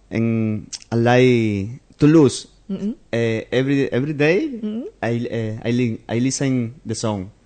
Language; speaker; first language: English; non-native, learner; Spanish